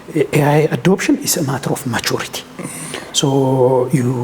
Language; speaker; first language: English; non-native, local second language; Amharic